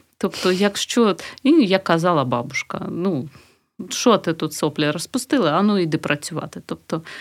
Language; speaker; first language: Ukrainian; native; Ukrainian